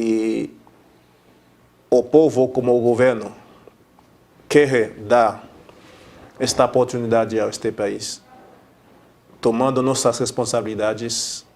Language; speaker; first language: Portuguese; non-native, fluent; Haitian Creole